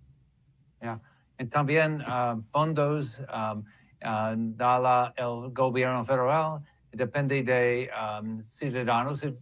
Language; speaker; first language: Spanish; non-native, learner; English